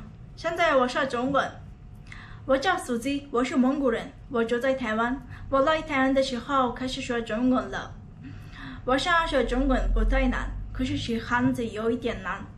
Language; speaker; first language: Chinese; non-native, learner; Mongolian